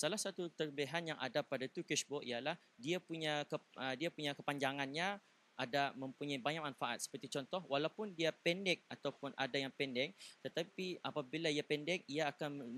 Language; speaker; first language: Malay; native; Malay